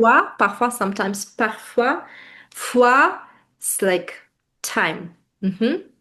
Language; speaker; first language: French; non-native, fluent; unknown